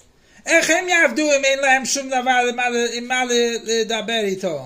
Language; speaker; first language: Hebrew; non-native, fluent; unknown